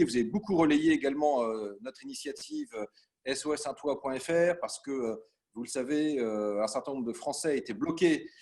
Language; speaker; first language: French; native; French